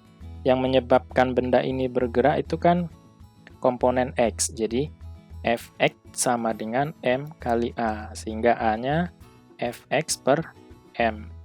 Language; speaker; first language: Indonesian; native; Indonesian